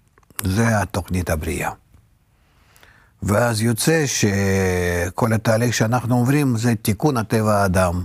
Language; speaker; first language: Hebrew; non-native, fluent; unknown